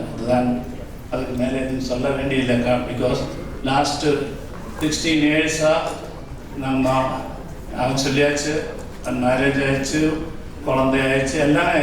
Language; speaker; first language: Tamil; non-native, learner; Malayalam